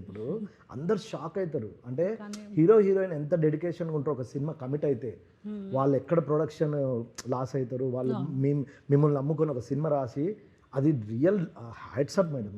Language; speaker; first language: Telugu; native; Telugu